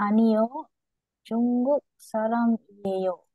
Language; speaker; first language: Korean; non-native, learner; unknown